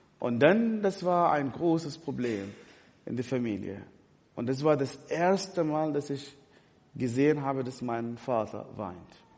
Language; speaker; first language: German; non-native, fluent; Arabic